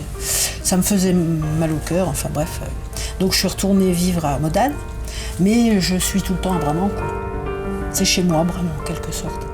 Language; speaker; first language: French; native; French